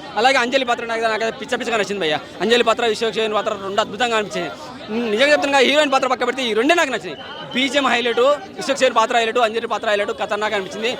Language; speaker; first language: Telugu; native; Telugu